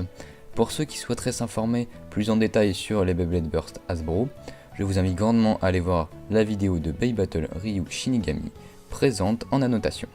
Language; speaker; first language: French; native; French